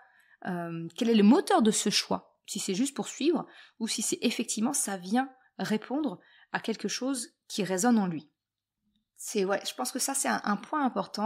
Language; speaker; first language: French; native; French